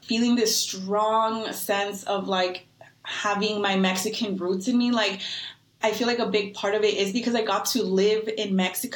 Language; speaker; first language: English; native; English